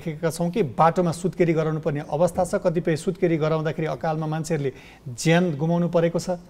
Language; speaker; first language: Nepali; native; Nepali